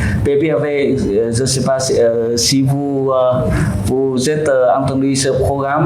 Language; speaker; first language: French; non-native, fluent; Vietnamese